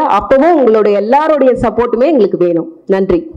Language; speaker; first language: Tamil; native; Tamil